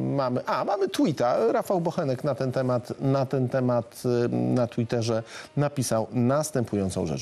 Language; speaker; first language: Polish; native; Polish